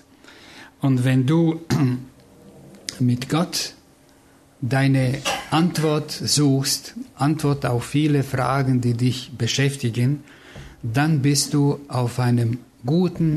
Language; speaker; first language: German; non-native, fluent; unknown